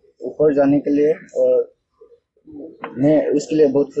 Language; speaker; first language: Hindi; non-native, local second language; Manipuri